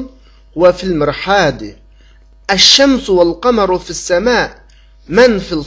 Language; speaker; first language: Arabic; non-native, fluent; Uyghur